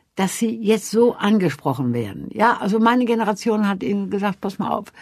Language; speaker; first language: German; native; German